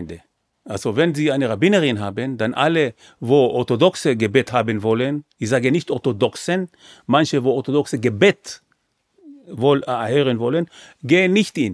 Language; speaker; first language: German; non-native, fluent; Hebrew